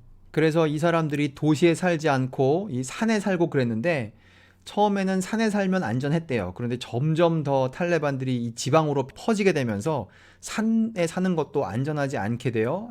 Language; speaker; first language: Korean; native; Korean